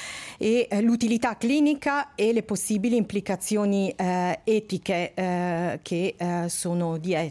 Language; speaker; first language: Italian; native; Italian